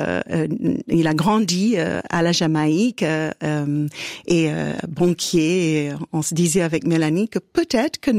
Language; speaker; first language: French; native; French